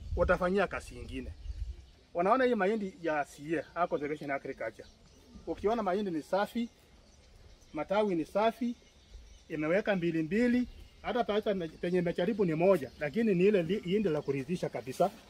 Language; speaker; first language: Swahili; non-native, local second language; Luyia